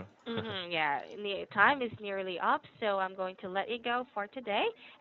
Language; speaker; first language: English; non-native, fluent; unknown